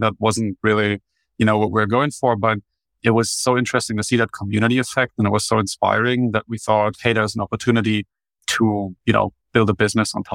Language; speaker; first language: English; non-native, fluent; German